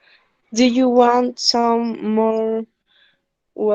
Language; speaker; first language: English; non-native, learner; Spanish